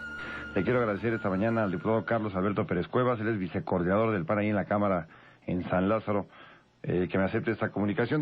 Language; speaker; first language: Spanish; native; Spanish